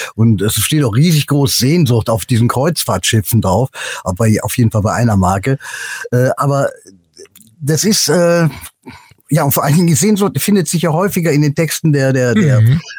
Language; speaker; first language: German; native; German